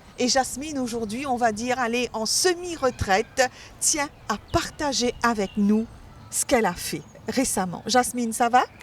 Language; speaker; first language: French; non-native, local second language; Morisyen